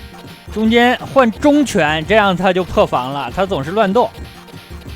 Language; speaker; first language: Chinese; native; Chinese